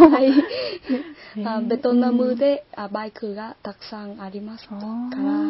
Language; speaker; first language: Japanese; non-native, learner; Vietnamese